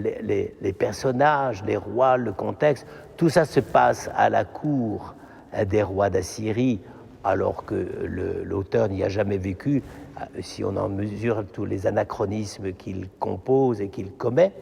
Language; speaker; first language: French; native; French